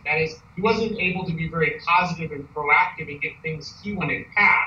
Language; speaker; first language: English; native; English